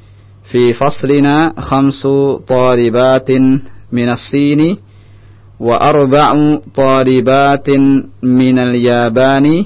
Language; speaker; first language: Arabic; non-native, fluent; Indonesian